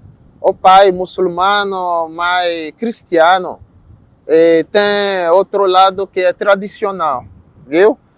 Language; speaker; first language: Portuguese; non-native, learner; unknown